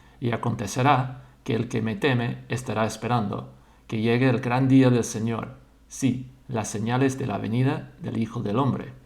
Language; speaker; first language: Spanish; non-native, fluent; English